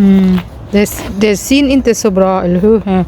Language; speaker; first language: Swedish; non-native, learner; Thai